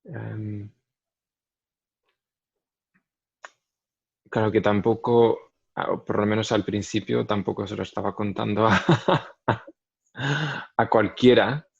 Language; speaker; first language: Spanish; non-native, fluent; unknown